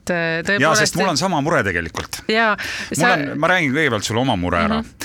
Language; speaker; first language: Estonian; native; Estonian